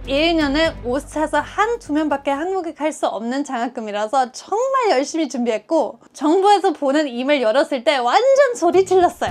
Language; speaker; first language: Korean; non-native, fluent; German